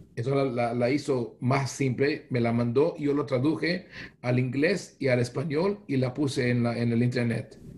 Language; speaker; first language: Spanish; non-native, fluent; Hebrew